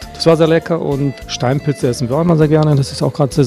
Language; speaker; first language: German; early bilingual, heritage; Croatian